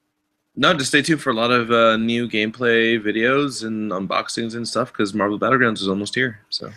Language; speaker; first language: English; native; English